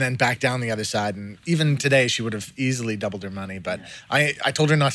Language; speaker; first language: English; native; English